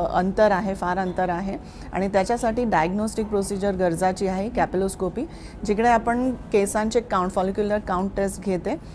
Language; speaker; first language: Marathi; non-native, local second language; Hindi